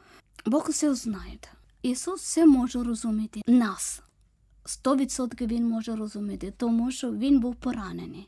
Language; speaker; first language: Ukrainian; non-native, learner; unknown